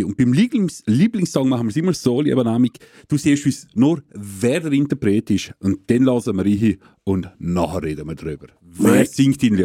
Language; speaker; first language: German; native; German